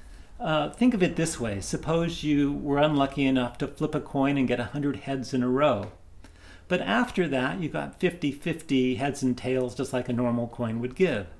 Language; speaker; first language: English; native; English